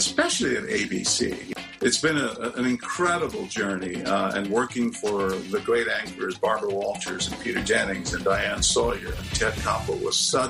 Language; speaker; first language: English; early bilingual, other home language; Spanish